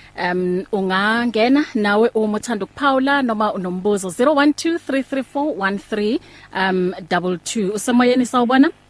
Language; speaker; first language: Zulu; native; Zulu